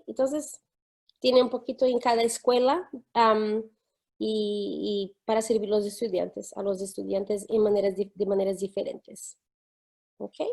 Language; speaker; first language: Spanish; non-native, fluent; English